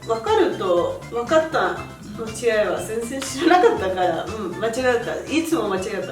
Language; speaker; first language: Japanese; non-native, learner; Spanish